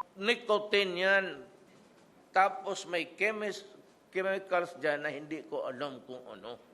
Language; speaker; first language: Filipino; non-native, local second language; Cebuano